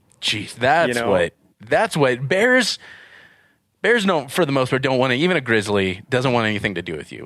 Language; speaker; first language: English; native; English